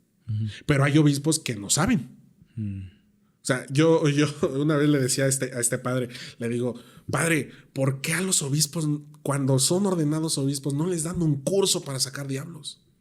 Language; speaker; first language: Spanish; native; Spanish